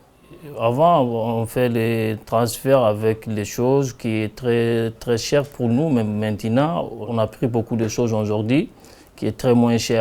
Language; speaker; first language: French; non-native, learner; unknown